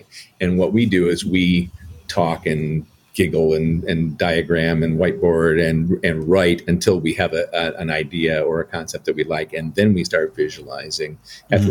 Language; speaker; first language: English; native; English